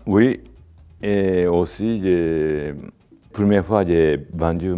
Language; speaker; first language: French; non-native, fluent; Japanese